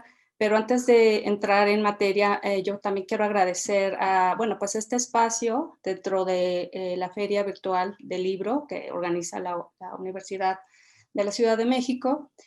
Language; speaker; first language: Spanish; native; Spanish